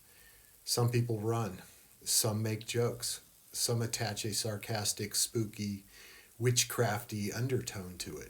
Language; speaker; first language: English; native; English